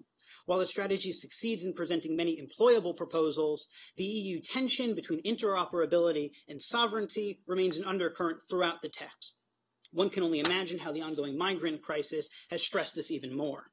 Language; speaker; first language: English; native; English